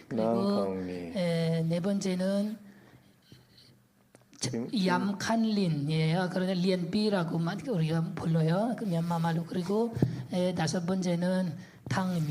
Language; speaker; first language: Korean; non-native, learner; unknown